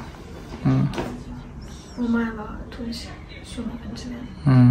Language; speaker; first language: Chinese; non-native, learner; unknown